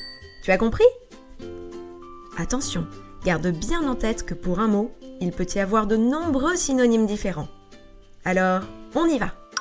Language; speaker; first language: French; native; French